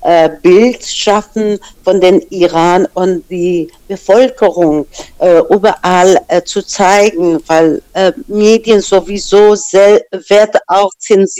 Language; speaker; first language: German; non-native, fluent; Persian